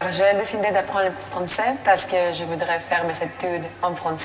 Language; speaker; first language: French; non-native, learner; Spanish